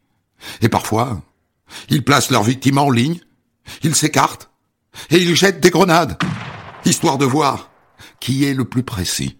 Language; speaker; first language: French; native; French